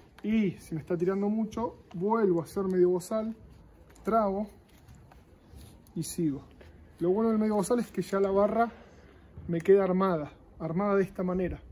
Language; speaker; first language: Spanish; native; Spanish